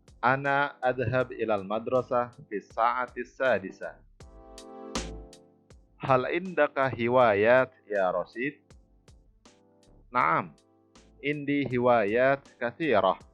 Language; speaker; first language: Arabic; non-native, fluent; Indonesian